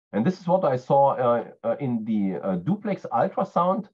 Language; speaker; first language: English; non-native, fluent; German